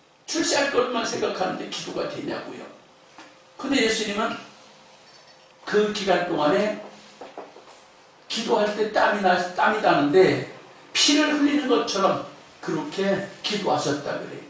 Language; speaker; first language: Korean; native; Korean